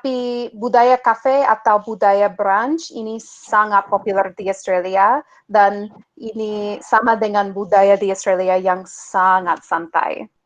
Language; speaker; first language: Indonesian; non-native, fluent; English